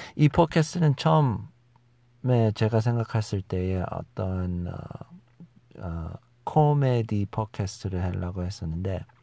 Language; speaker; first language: Korean; non-native, fluent; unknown